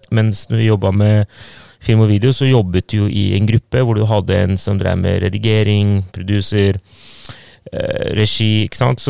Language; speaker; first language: Norwegian; non-native, fluent; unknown